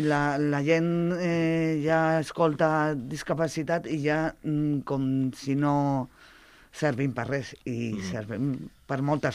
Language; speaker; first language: Catalan; non-native, local second language; Spanish